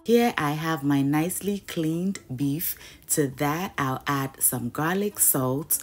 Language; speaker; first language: English; non-native, local second language; Ga